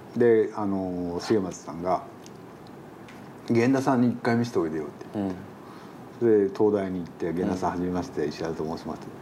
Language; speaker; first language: Japanese; native; Japanese